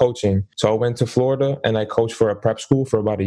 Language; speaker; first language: English; non-native, fluent; Dutch